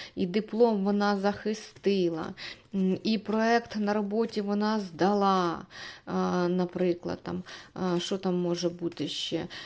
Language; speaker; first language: Ukrainian; non-native, local second language; Russian